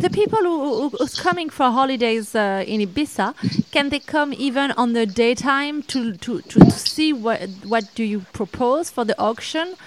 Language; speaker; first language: English; non-native, learner; French